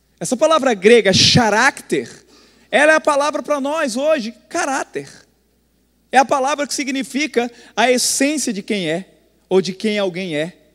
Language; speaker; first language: Portuguese; native; Portuguese